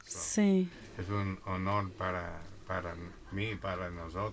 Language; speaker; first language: Spanish; non-native, learner; English